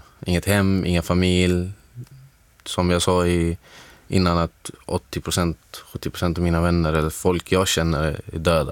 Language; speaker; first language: Swedish; non-native, fluent; Arabic